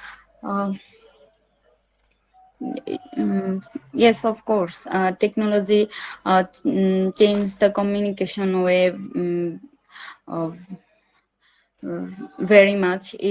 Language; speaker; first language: English; non-native, learner; Bangla